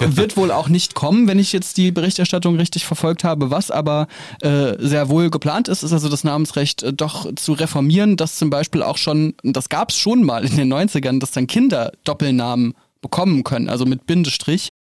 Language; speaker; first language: German; native; German